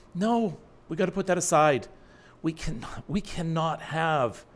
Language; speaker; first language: English; native; English